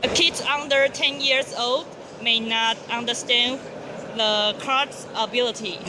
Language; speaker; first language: English; non-native, learner; Chinese